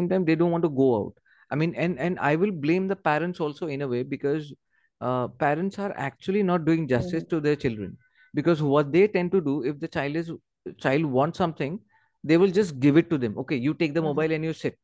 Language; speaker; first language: English; non-native, local second language; Assamese